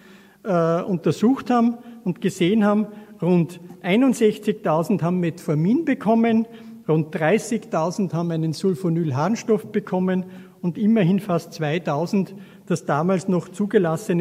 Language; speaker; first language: German; native; German